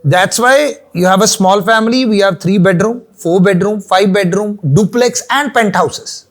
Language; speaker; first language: English; non-native, local second language; Punjabi